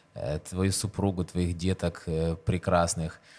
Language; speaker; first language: Russian; non-native, local second language; Hungarian